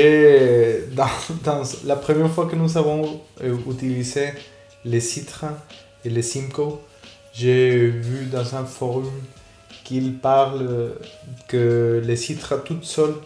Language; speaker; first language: French; non-native, fluent; Spanish